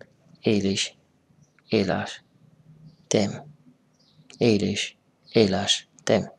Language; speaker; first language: Portuguese; non-native, fluent; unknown